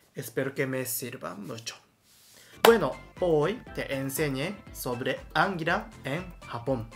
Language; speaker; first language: Spanish; non-native, learner; Japanese